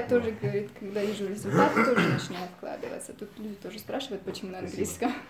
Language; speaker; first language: Russian; native; Russian